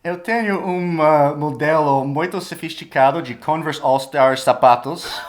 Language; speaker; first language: Portuguese; non-native, fluent; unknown